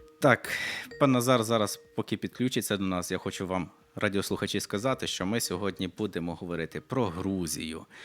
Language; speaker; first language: Ukrainian; native; Ukrainian